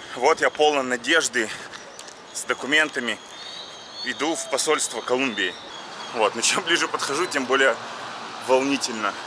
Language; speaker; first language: Russian; native; Russian